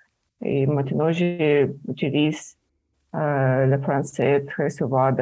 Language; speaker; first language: French; non-native, fluent; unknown